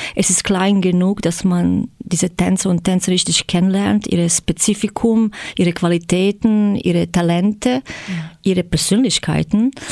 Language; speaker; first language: German; non-native, fluent; Croatian